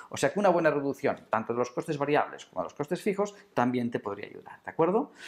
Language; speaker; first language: Spanish; non-native, local second language; Catalan